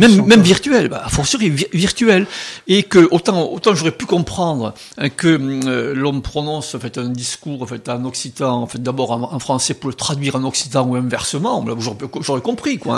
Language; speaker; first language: French; native; French